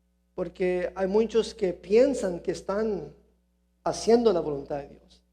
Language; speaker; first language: Spanish; early bilingual, heritage; Spanish